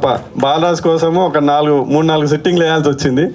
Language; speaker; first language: Telugu; native; Telugu